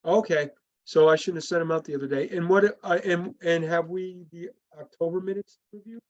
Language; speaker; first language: English; native; English